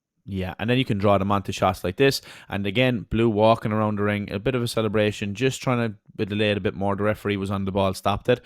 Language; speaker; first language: English; native; English